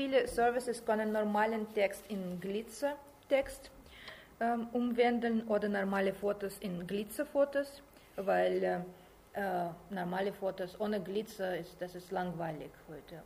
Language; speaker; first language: German; non-native, learner; Russian